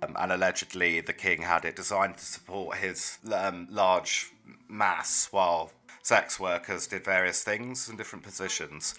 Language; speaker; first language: English; native; English